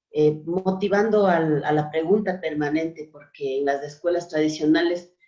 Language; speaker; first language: Spanish; native; Spanish